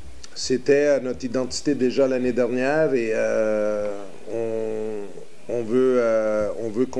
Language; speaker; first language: French; native; French